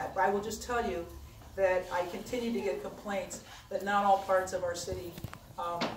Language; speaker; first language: English; native; English